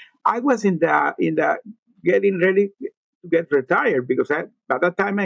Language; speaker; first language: English; non-native, fluent; Spanish